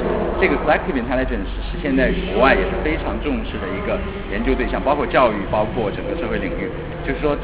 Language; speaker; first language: Chinese; native; Chinese